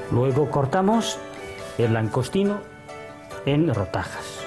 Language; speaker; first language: Spanish; non-native, fluent; Chinese